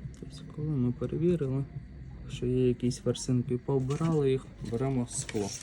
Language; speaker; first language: Ukrainian; non-native, local second language; Russian